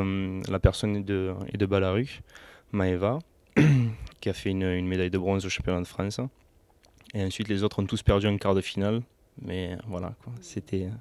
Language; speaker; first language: French; native; French